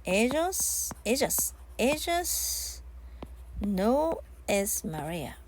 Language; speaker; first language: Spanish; non-native, learner; Japanese